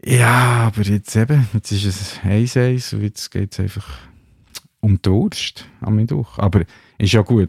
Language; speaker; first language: German; native; German